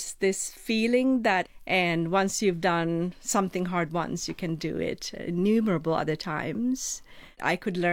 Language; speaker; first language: English; non-native, local second language; Sinhala